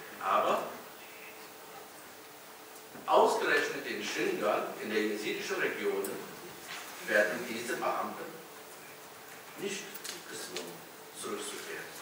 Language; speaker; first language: German; early bilingual, other home language; Kurdish